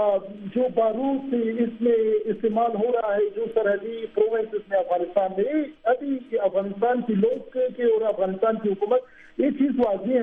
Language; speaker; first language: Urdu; non-native, fluent; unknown